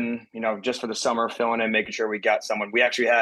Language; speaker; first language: English; native; English